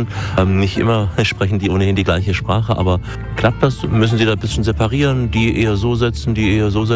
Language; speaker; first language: German; native; German